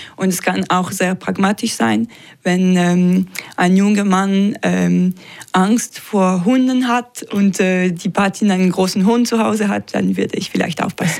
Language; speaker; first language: German; non-native, local second language; French